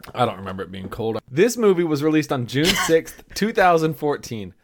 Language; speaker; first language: English; native; English